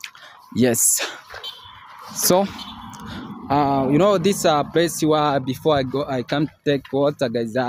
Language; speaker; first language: English; non-native, learner; Swahili